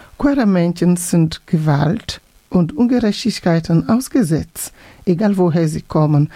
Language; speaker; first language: German; non-native, fluent; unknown